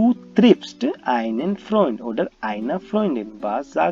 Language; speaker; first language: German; non-native, learner; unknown